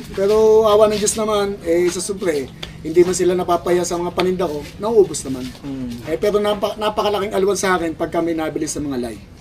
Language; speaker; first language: Filipino; native; Filipino